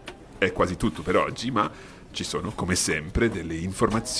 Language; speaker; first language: Italian; non-native, fluent; English